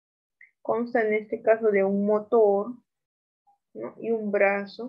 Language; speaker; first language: Spanish; native; Spanish